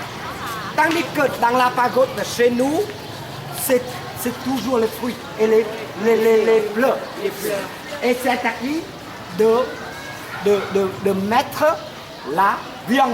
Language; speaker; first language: French; non-native, fluent; Vietnamese